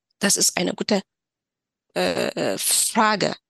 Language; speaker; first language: German; non-native, learner; Tigrinya